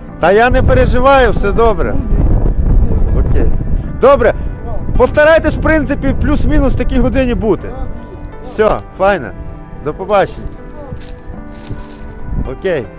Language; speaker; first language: Ukrainian; native; Ukrainian